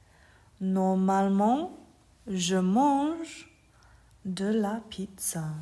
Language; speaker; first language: French; non-native, fluent; English